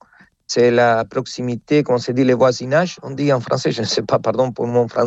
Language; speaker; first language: French; non-native, fluent; Spanish